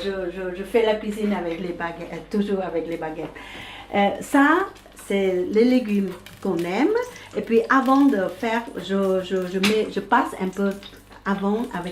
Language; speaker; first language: French; early bilingual, other home language; Vietnamese